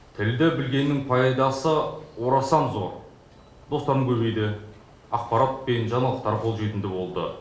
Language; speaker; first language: Kazakh; non-native, local second language; Russian